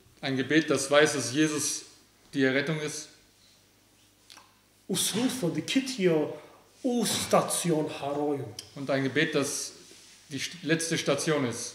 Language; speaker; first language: German; early bilingual, other home language; Aramaic